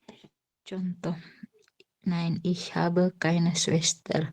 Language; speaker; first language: German; non-native, fluent; Indonesian